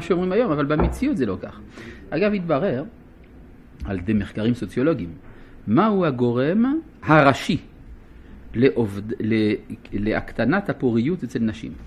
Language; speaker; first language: Hebrew; non-native, fluent; French